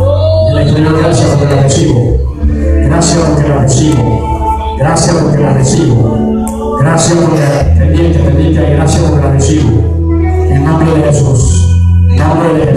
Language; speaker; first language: Spanish; native; Spanish